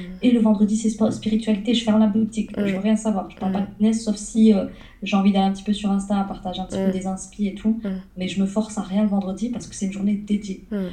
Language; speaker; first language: French; early bilingual, other home language; Arabic